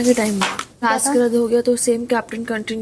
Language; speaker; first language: Hindi; native; Hindi